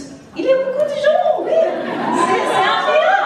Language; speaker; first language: French; non-native, learner; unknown